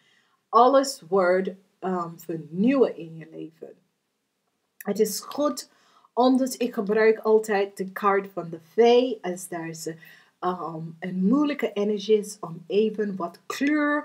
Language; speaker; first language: Dutch; non-native, learner; English